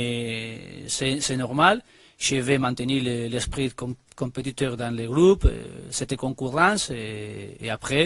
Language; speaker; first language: French; non-native, learner; Spanish